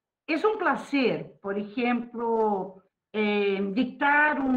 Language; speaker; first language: Spanish; non-native, fluent; Portuguese